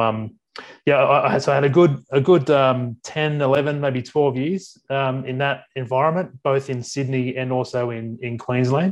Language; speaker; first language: English; native; English